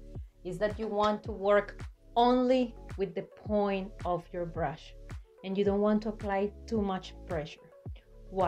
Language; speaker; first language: English; non-native, fluent; Spanish